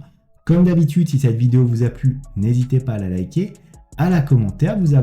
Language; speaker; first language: French; native; French